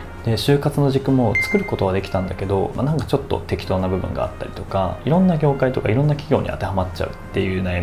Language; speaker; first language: Japanese; native; Japanese